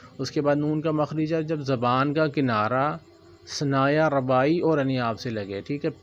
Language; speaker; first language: Urdu; native; Urdu